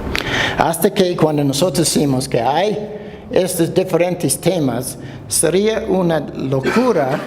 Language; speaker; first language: Spanish; non-native, fluent; English